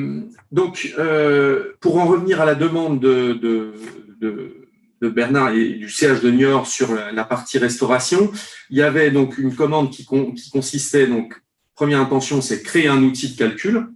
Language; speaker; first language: French; native; French